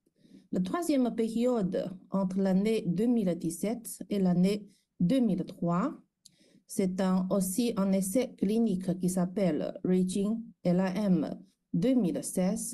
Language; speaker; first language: French; non-native, fluent; Chinese